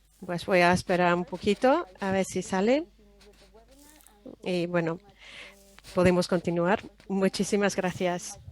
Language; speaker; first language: Spanish; non-native, fluent; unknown